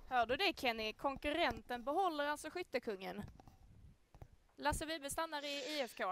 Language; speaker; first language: Swedish; native; Swedish